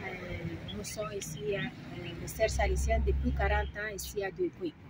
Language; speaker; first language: French; non-native, fluent; Spanish